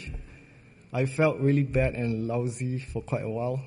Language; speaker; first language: English; non-native, local second language; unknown